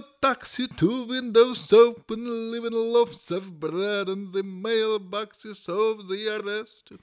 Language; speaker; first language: English; non-native, fluent; Ukrainian